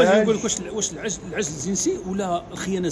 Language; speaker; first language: Arabic; native; Arabic